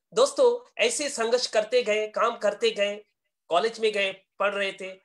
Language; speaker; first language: Hindi; non-native, local second language; Bangla